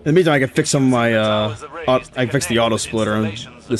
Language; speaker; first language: English; native; English